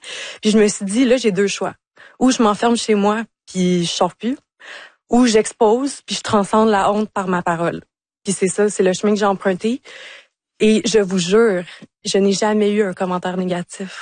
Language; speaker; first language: French; native; French